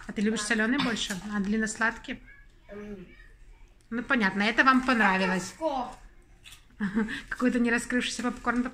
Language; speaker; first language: Russian; native; Russian